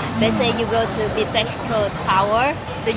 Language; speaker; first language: English; non-native, learner; Vietnamese